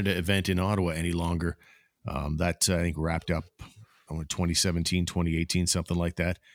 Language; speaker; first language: English; native; English